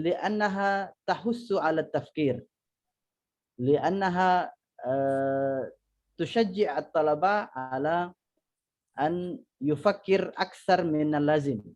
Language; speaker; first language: Arabic; non-native, fluent; Indonesian